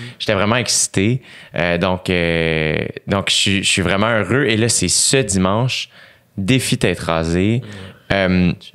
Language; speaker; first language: French; native; French